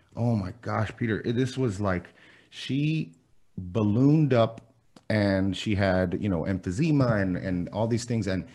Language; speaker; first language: English; early bilingual, other home language; Spanish